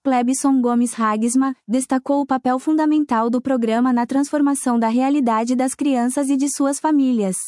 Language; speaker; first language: Portuguese; native; Portuguese